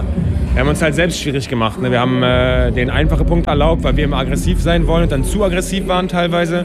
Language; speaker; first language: German; native; German